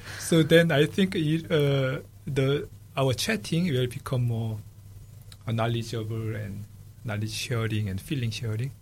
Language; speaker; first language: English; non-native, fluent; Korean